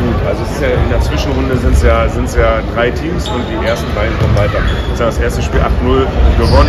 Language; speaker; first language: German; native; German